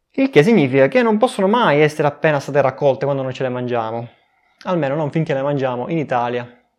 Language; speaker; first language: Italian; native; Italian